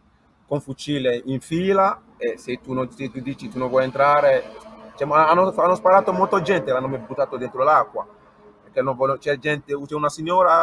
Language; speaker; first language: Italian; non-native, learner; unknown